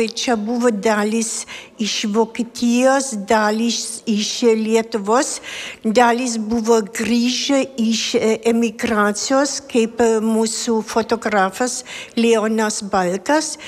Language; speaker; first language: Lithuanian; non-native, fluent; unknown